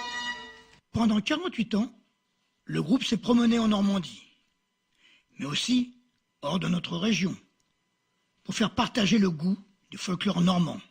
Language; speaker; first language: French; native; French